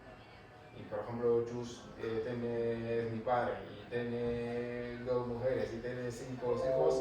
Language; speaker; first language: Spanish; non-native, fluent; Wolof